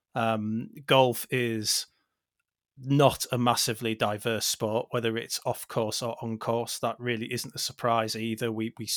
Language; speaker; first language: English; native; English